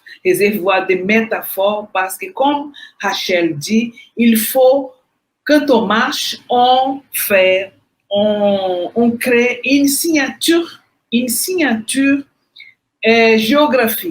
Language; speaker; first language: French; non-native, fluent; Portuguese